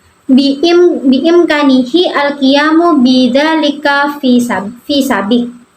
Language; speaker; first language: Arabic; non-native, learner; Indonesian